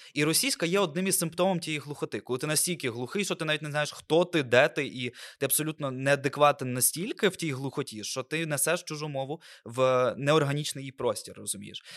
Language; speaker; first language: Ukrainian; non-native, local second language; Russian